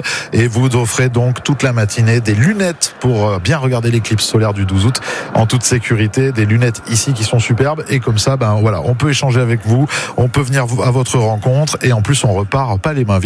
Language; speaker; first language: French; native; French